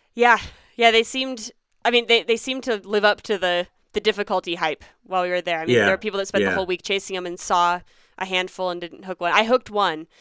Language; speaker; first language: English; native; English